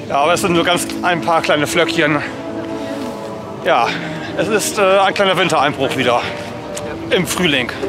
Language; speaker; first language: German; native; German